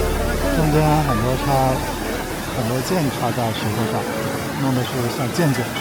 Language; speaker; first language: Chinese; native; Chinese